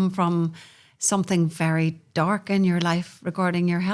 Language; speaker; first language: English; native; English